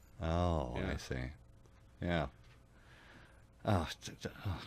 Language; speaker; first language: English; native; English